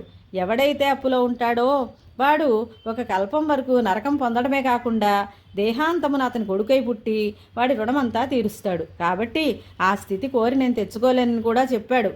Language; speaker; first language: Telugu; native; Telugu